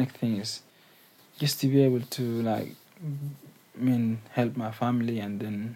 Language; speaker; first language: English; non-native, fluent; Arabic